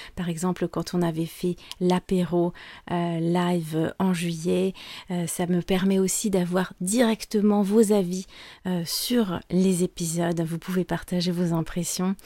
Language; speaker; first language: French; native; French